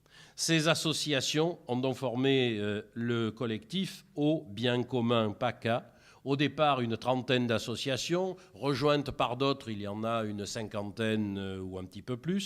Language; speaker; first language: French; native; French